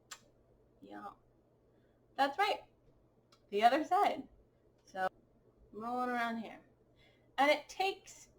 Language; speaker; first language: English; native; English